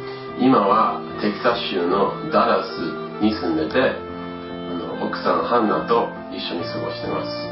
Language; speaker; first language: Japanese; early bilingual, other home language; English